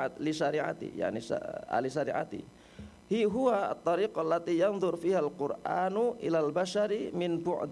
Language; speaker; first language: Arabic; non-native, fluent; Indonesian